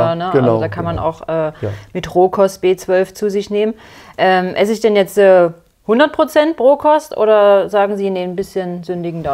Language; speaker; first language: German; native; German